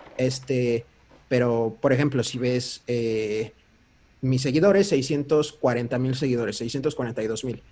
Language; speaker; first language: Spanish; early bilingual, heritage; Spanish